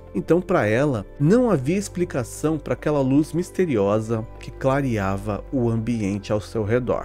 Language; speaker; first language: Portuguese; native; Portuguese